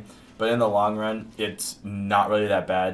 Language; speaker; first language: English; native; English